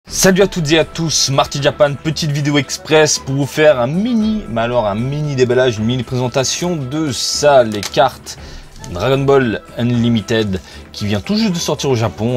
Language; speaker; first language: French; native; French